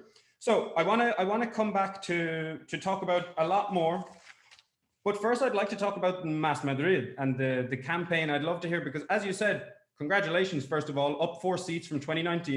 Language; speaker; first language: English; native; English